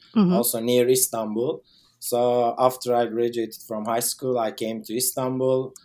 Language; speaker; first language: English; non-native, fluent; Turkish